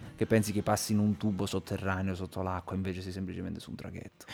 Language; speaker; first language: Italian; native; Italian